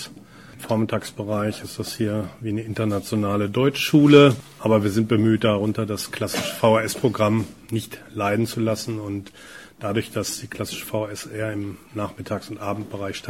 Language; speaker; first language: German; native; German